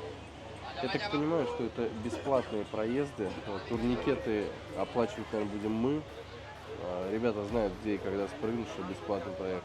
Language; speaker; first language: Russian; native; Russian